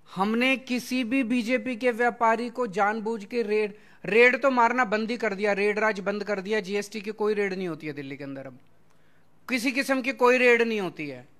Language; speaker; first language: Hindi; native; Hindi